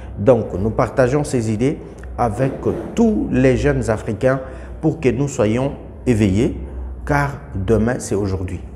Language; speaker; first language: French; non-native, local second language; Lingala